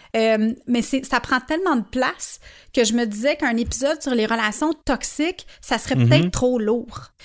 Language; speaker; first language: French; native; French